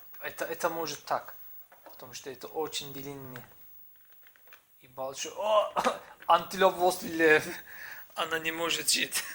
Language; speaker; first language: Russian; non-native, learner; Turkish